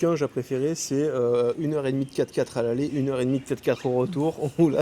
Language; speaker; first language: French; native; French